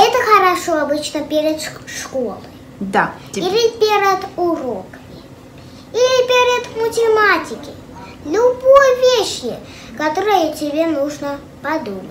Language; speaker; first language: Russian; early bilingual, heritage; English